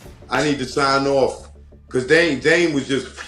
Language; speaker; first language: English; native; English